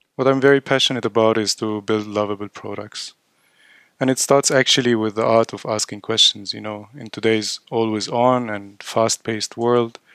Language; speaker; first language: English; non-native, fluent; Arabic